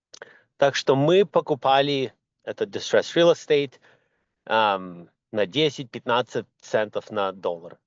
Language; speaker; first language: Russian; early bilingual, heritage; Russian